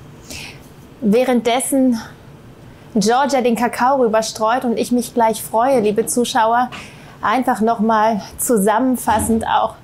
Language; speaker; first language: German; native; German